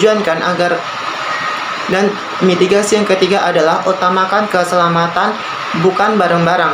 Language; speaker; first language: Indonesian; native; Indonesian